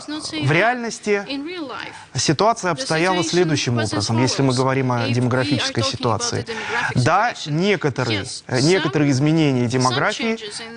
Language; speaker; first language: Russian; native; Russian